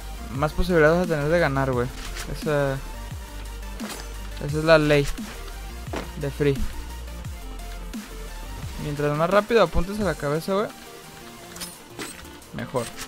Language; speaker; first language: Spanish; native; Spanish